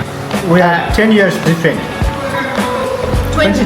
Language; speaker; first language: English; non-native, learner; Nepali